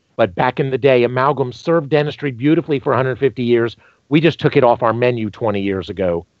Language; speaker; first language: English; native; English